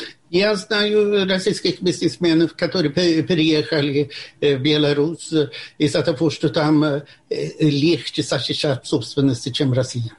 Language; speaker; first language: Russian; non-native, fluent; Swedish